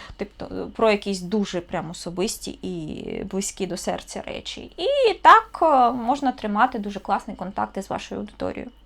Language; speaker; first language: Ukrainian; non-native, local second language; Russian